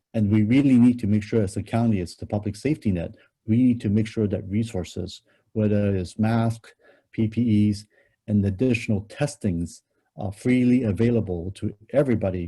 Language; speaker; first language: English; non-native, local second language; Cantonese